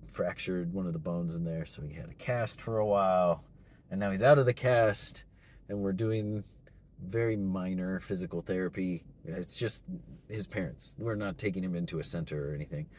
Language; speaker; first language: English; native; English